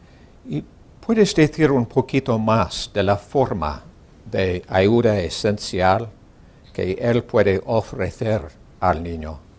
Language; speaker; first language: Spanish; non-native, learner; English